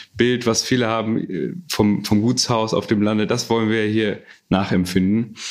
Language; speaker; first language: German; native; German